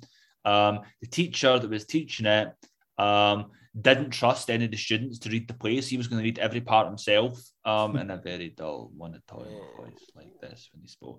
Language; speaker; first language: English; native; English